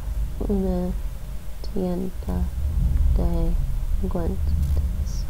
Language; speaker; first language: Spanish; non-native, learner; English